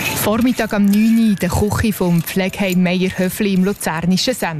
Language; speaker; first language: German; native; German